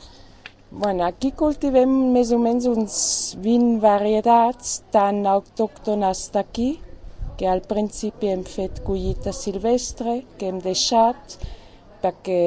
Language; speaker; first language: Catalan; non-native, fluent; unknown